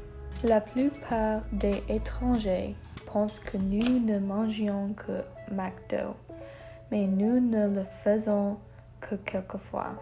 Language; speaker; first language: French; non-native, learner; English